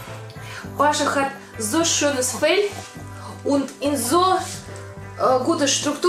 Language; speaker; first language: German; non-native, learner; Russian